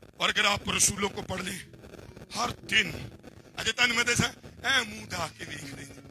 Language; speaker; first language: Urdu; non-native, local second language; Punjabi